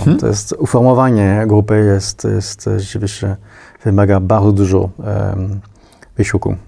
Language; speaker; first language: Polish; non-native, fluent; French